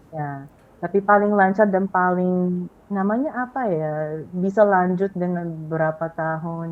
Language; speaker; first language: Indonesian; non-native, fluent; Filipino